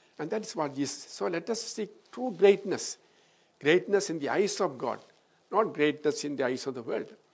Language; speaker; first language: English; non-native, local second language; Malayalam